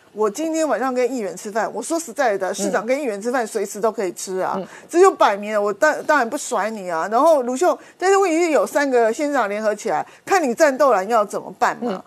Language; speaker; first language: Chinese; native; Chinese